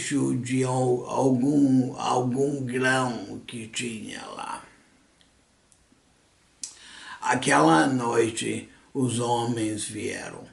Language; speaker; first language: Portuguese; non-native, fluent; English